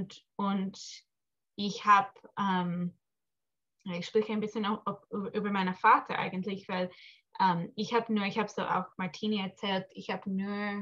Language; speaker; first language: German; early bilingual, heritage; English